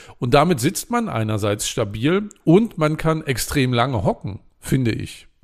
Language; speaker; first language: German; native; German